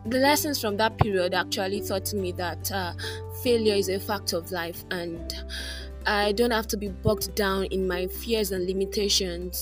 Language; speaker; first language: English; non-native, local second language; Yoruba